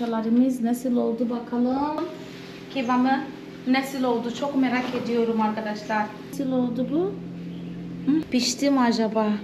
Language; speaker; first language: Turkish; non-native, fluent; Portuguese